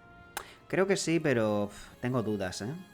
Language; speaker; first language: Spanish; native; Spanish